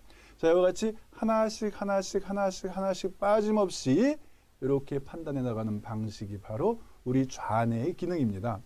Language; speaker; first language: Korean; native; Korean